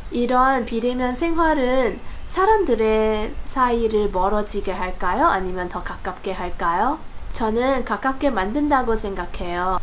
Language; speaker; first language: Korean; non-native, fluent; English